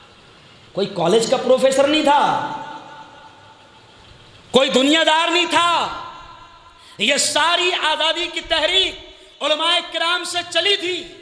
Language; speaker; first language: Urdu; native; Urdu